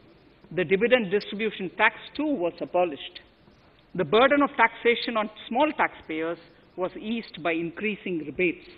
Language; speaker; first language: English; non-native, local second language; Tamil